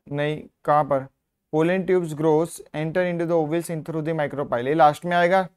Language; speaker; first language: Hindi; non-native, local second language; Gujarati